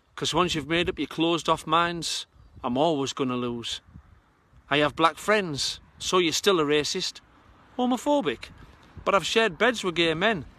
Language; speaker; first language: English; native; English